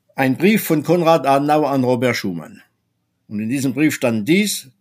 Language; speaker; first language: German; non-native, fluent; French